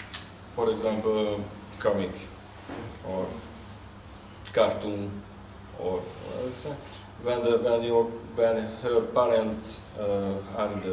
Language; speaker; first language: English; non-native, learner; Hungarian